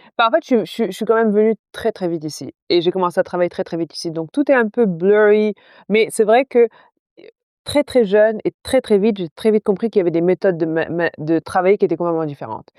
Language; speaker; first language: French; non-native, local second language; Arabic